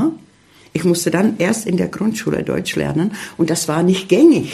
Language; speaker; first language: German; early bilingual, heritage; Czech